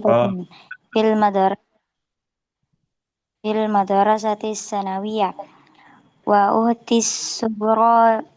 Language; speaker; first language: Arabic; non-native, learner; Indonesian